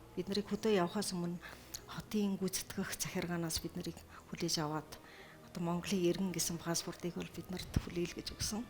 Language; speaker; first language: Mongolian; early bilingual, heritage; Mongolian